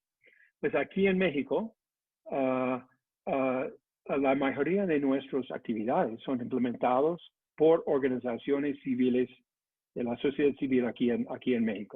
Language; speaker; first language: Spanish; non-native, fluent; English